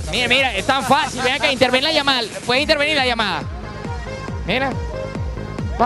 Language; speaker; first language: Spanish; native; Spanish